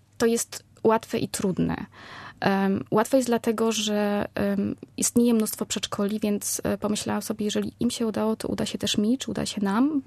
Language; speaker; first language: Polish; native; Polish